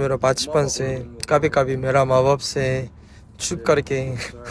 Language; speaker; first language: Hindi; non-native, learner; Korean